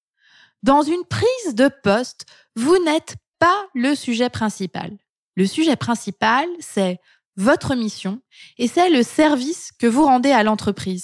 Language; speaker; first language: French; native; French